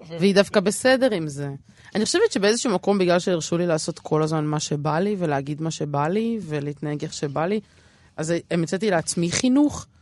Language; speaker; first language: Hebrew; early bilingual, other home language; Russian